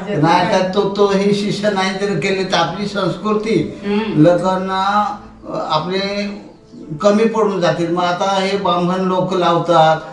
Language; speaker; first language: Marathi; non-native, local second language; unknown